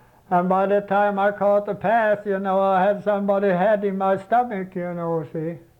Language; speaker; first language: English; non-native, fluent; Swedish